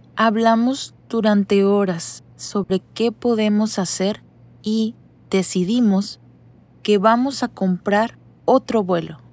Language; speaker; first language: Spanish; native; Spanish